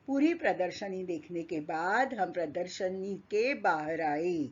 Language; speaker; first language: Hindi; non-native, local second language; Marathi